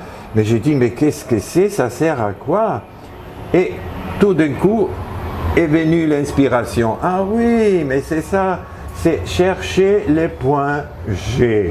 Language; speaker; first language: French; non-native, fluent; Spanish